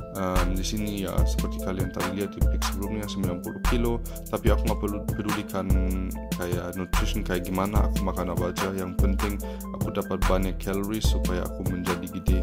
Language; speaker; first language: Indonesian; early bilingual, heritage; Indonesian